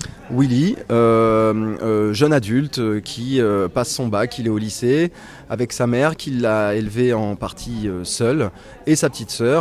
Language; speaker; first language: French; native; French